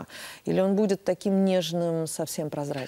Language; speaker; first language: Russian; native; Russian